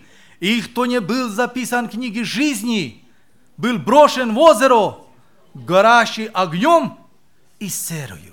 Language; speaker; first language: Russian; non-native, local second language; Romany